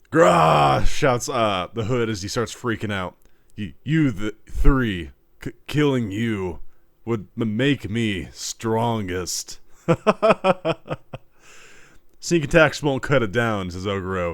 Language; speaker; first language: English; native; English